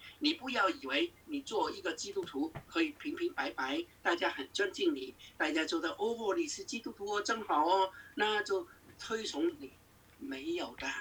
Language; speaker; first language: Chinese; non-native, local second language; Cantonese